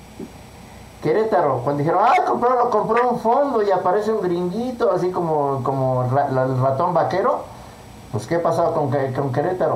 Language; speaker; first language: Spanish; native; Spanish